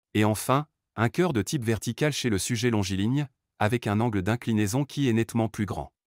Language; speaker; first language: French; non-native, local second language; Arabic